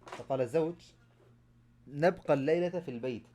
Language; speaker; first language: Arabic; non-native, fluent; Bangla